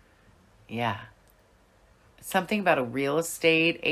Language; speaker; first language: English; native; English